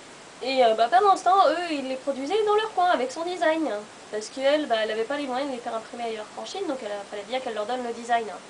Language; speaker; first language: French; native; French